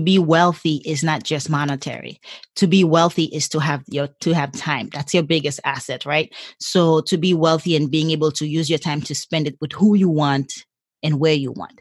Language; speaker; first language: English; non-native, fluent; Haitian Creole